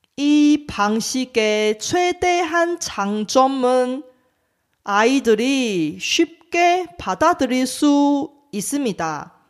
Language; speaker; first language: Korean; non-native, fluent; Chinese